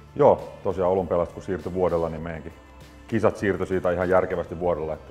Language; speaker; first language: Finnish; native; Finnish